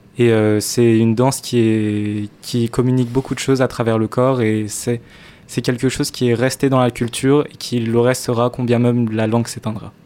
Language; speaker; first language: French; native; French